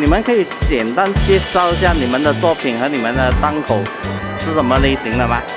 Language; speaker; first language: Chinese; non-native, local second language; Cantonese